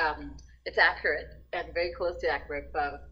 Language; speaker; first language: English; non-native, local second language; Nepali